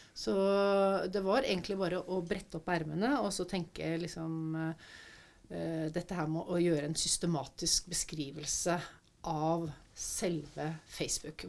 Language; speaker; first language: Norwegian; native; Norwegian